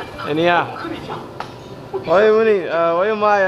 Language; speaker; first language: Chinese; non-native, learner; English